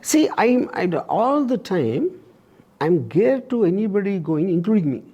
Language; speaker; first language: English; non-native, local second language; Telugu